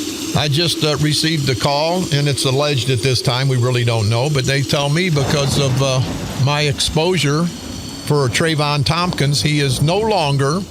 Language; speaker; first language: English; native; English